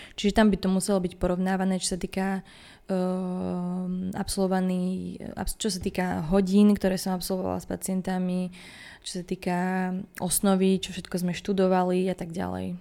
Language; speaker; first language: Slovak; native; Slovak